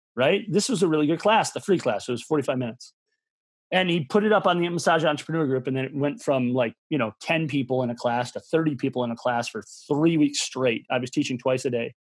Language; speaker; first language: English; native; English